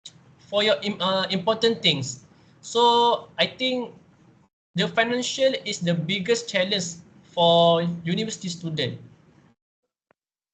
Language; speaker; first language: English; non-native, learner; Malay